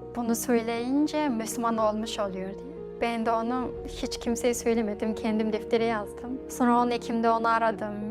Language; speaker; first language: Turkish; non-native, fluent; Mongolian